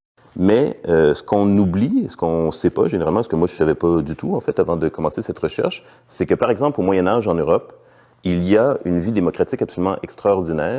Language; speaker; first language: French; native; French